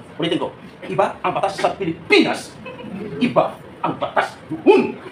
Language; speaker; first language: Filipino; native; Filipino